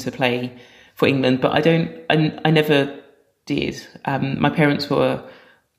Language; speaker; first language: English; native; English